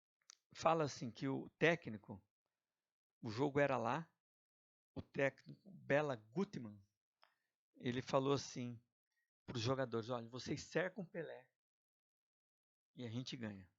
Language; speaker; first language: Portuguese; native; Portuguese